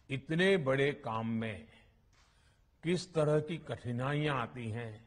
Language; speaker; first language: Hindi; non-native, local second language; Gujarati